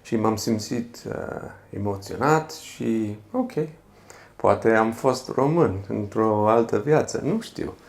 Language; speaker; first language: Romanian; non-native, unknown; English